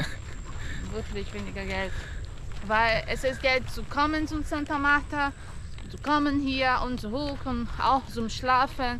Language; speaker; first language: German; non-native, learner; Portuguese